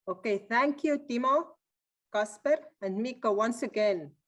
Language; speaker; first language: English; non-native, fluent; Estonian